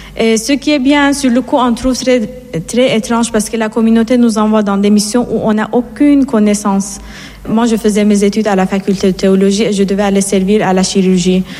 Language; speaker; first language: French; non-native, fluent; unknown